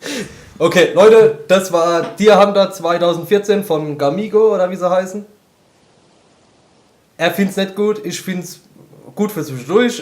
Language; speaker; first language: German; native; German